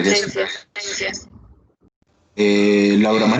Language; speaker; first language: Spanish; native; Spanish